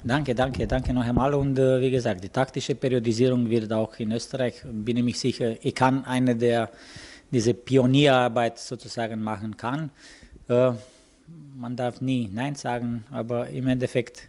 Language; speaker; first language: German; non-native, fluent; Romanian